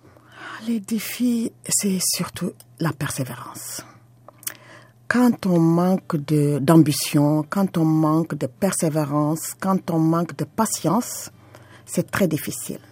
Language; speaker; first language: French; non-native, local second language; Wolof